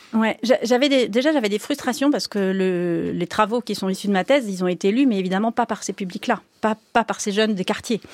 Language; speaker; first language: French; native; French